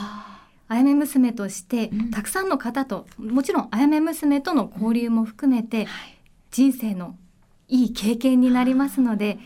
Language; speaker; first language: Japanese; native; Japanese